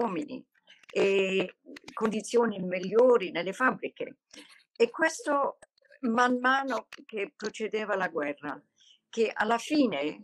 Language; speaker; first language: Italian; non-native, fluent; English